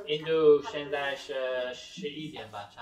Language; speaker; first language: Chinese; non-native, fluent; English